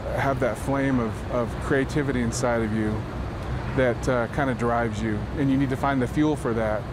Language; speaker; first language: English; native; English